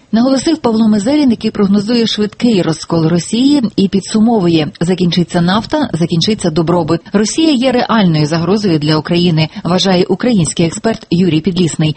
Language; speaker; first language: Ukrainian; native; Ukrainian